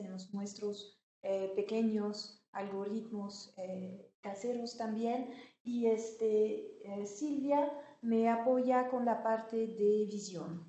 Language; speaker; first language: Spanish; non-native, fluent; French